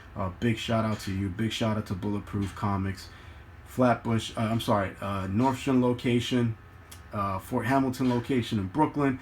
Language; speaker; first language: English; native; English